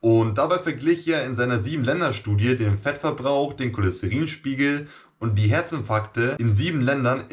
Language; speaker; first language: German; native; German